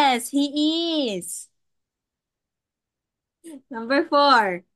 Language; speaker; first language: English; non-native, local second language; Filipino